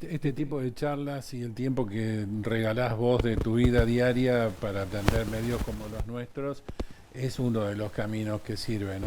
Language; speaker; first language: Spanish; native; Spanish